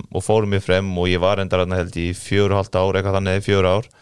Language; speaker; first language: Icelandic; non-native, fluent; Faroese